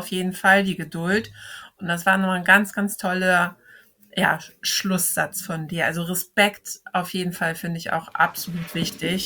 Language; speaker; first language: German; native; German